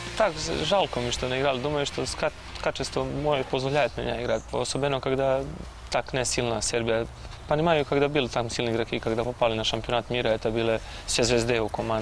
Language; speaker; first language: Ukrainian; non-native, learner; Serbian